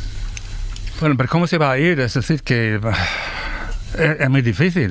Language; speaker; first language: Spanish; non-native, fluent; English